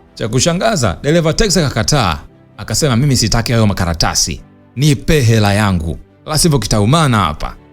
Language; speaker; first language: Swahili; native; Swahili